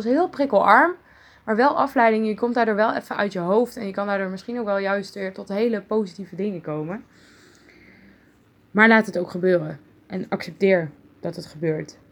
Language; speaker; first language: Dutch; native; Dutch